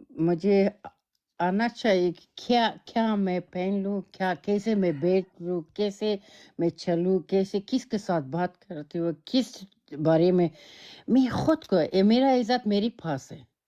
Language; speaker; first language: Hindi; non-native, learner; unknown